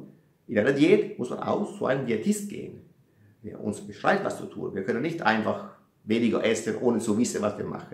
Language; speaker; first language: German; non-native, fluent; Italian